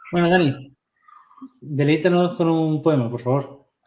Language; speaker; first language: Spanish; native; Spanish